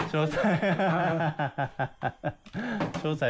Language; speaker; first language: Chinese; non-native, learner; Japanese